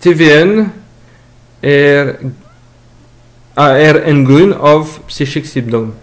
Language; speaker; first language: Norwegian; non-native, fluent; French